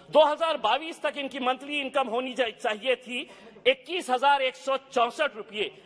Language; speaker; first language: Hindi; non-native, local second language; Urdu